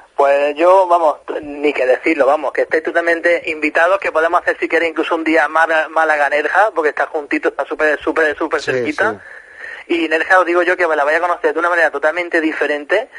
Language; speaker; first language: Spanish; native; Spanish